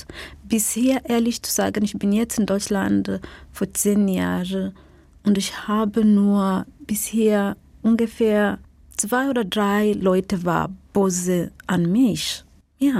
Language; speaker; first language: German; non-native, fluent; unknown